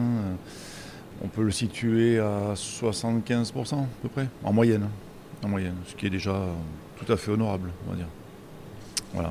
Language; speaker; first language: French; native; French